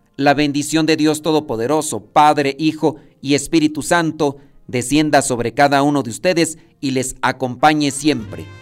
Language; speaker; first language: Spanish; native; Spanish